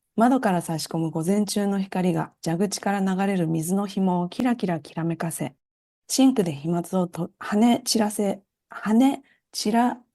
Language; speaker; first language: Japanese; early bilingual, heritage; Japanese